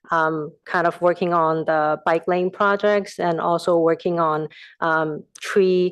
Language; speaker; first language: English; non-native, fluent; Chinese